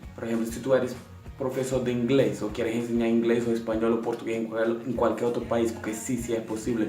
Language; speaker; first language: Spanish; non-native, local second language; Portuguese